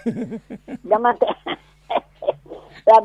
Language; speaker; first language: Spanish; native; Spanish